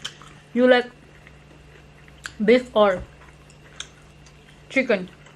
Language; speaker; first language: English; non-native, learner; Indonesian